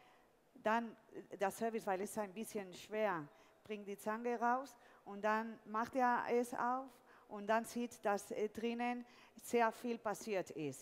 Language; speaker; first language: German; non-native, fluent; Spanish